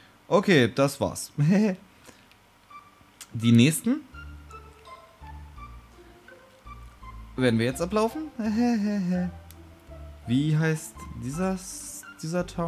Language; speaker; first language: German; native; German